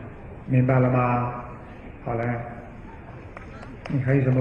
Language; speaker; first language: Chinese; native; Chinese